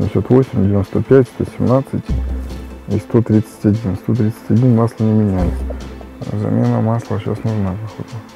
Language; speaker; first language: Russian; native; Russian